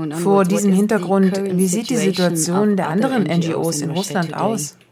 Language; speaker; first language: German; native; German